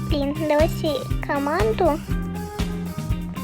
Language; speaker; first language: Russian; native; Russian